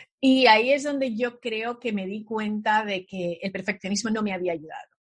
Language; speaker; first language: Spanish; early bilingual, other home language; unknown